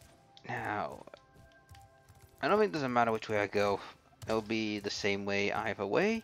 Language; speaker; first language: English; native; English